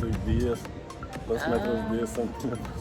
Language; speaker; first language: Spanish; non-native, fluent; Russian